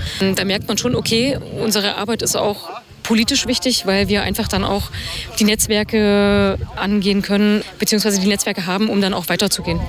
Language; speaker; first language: German; native; German